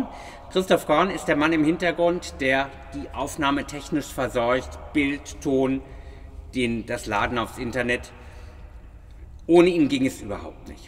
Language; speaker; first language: German; native; German